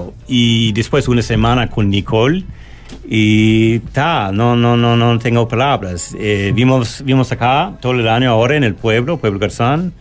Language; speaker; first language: Spanish; non-native, learner; English